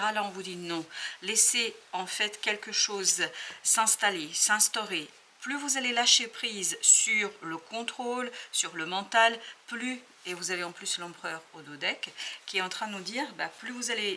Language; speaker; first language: French; native; French